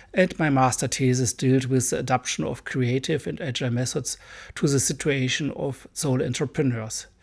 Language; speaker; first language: English; non-native, fluent; German